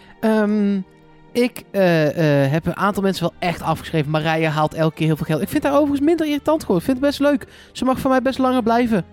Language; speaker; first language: Dutch; native; Dutch